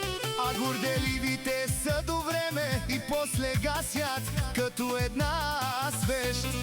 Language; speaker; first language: Bulgarian; non-native, local second language; Romany